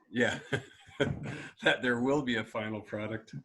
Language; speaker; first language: English; native; English